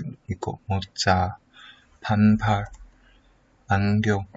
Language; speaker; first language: Korean; non-native, learner; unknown